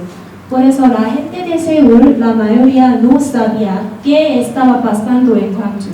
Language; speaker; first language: Spanish; non-native, learner; Korean